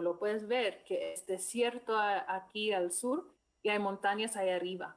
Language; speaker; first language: Spanish; non-native, fluent; English